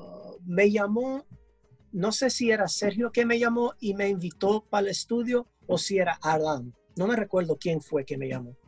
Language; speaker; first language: Spanish; early bilingual, heritage; English